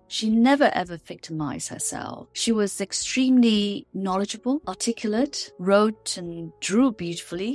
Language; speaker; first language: English; non-native, local second language; Chinese